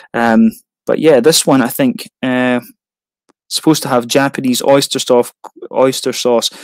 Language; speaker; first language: English; native; English